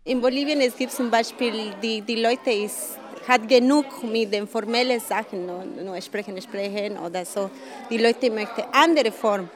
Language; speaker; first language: German; non-native, learner; Spanish